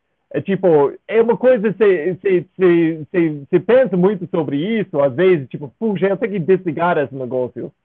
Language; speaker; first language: Portuguese; non-native, fluent; English